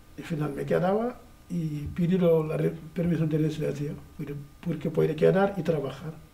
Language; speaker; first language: Spanish; non-native, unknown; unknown